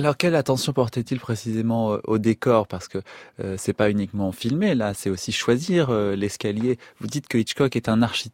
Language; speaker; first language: French; native; French